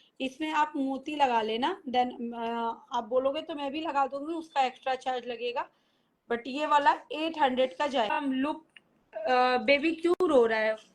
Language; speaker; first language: Hindi; native; Hindi